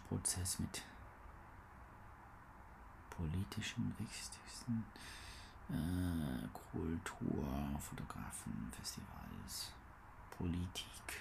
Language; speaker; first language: German; non-native, learner; English